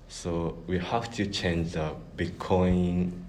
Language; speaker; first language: English; non-native, learner; Japanese